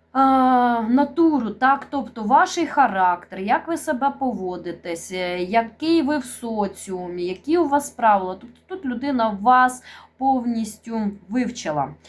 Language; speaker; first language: Ukrainian; non-native, local second language; Russian